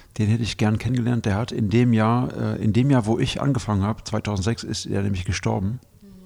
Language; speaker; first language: German; native; German